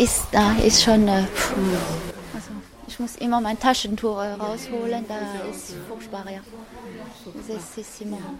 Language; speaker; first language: German; non-native, fluent; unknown